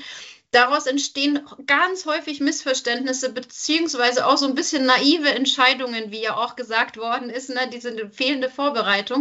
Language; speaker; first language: German; native; German